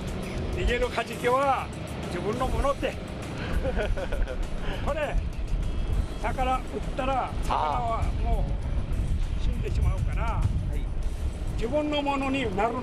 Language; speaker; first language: Japanese; native; Japanese